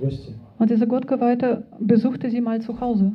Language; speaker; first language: German; non-native, fluent; Russian